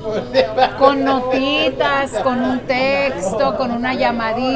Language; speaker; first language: Spanish; early bilingual, heritage; Spanish